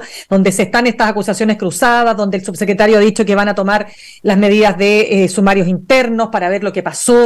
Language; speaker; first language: Spanish; native; Spanish